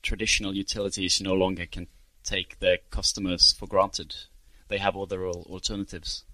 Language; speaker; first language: English; non-native, fluent; Norwegian